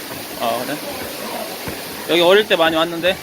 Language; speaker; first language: Korean; native; Korean